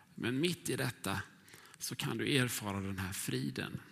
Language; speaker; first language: Swedish; native; Swedish